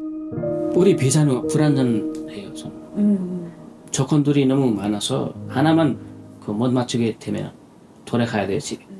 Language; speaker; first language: Korean; non-native, learner; Nepali